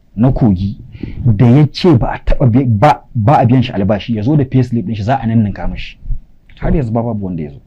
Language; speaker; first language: Hausa; non-native, local second language; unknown